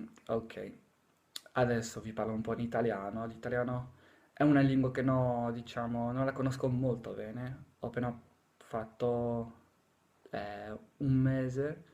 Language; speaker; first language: Italian; non-native, fluent; English